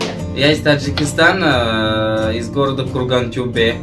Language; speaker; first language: Russian; non-native, fluent; Tajik